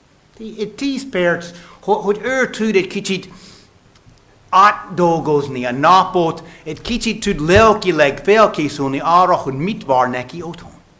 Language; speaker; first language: Hungarian; non-native, fluent; English